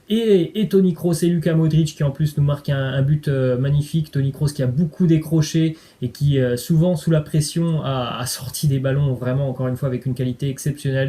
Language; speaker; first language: French; native; French